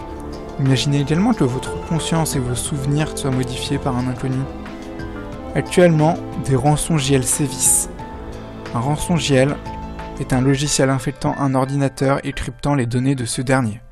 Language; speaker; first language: French; native; French